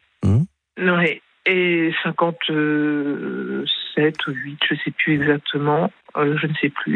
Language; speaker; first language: French; early bilingual, other home language; Spanish